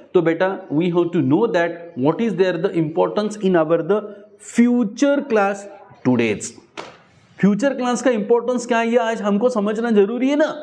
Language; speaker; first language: Hindi; non-native, local second language; Marathi